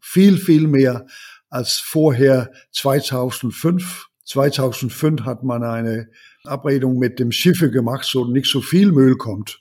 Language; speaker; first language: German; non-native, learner; Danish